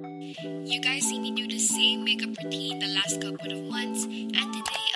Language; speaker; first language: English; non-native, local second language; Filipino